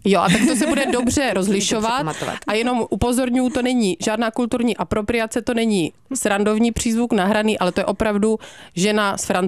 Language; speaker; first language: Czech; native; Czech